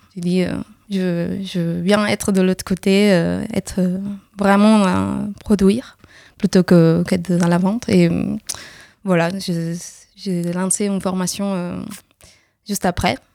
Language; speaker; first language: French; non-native, fluent; Spanish